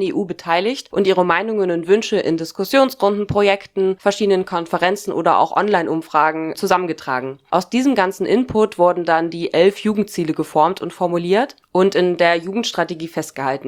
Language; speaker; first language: German; native; German